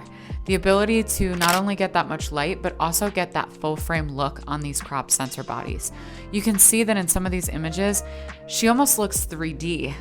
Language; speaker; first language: English; native; English